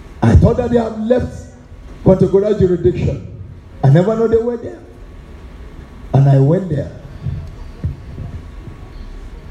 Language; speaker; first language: English; non-native, local second language; Hausa